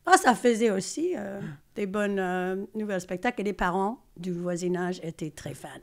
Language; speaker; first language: French; non-native, fluent; English